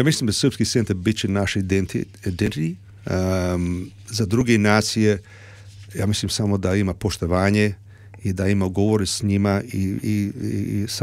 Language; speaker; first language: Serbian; early bilingual, heritage; Croatian